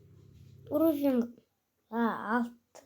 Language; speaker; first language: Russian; non-native, local second language; Kazakh